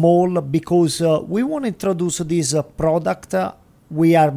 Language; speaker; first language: English; non-native, learner; Italian